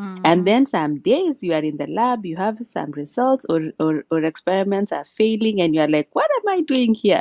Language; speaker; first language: English; non-native, local second language; Kalenjin